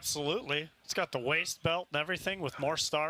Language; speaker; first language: English; native; English